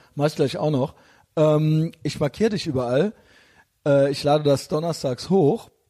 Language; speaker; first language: German; native; German